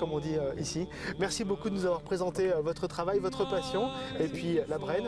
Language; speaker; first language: French; native; French